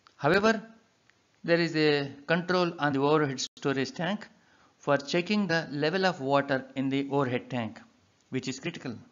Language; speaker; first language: English; non-native, local second language; Telugu